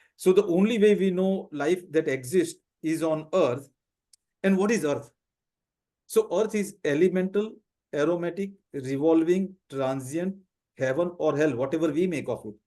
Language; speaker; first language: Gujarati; non-native, local second language; Punjabi